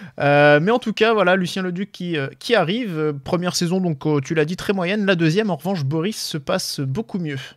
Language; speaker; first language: French; native; French